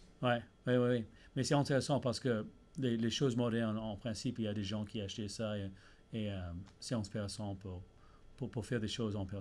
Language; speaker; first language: French; early bilingual, heritage; English